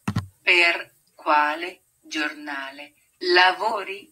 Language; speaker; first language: Italian; non-native, learner; English